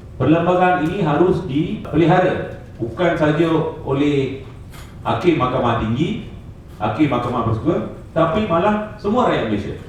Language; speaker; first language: Malay; non-native, local second language; Tamil